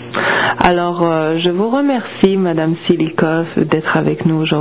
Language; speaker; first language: French; native; French